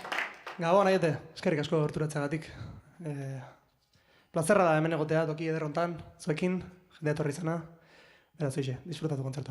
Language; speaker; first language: Basque; native; Basque